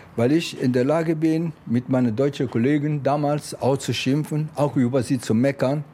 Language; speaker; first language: German; non-native, fluent; Italian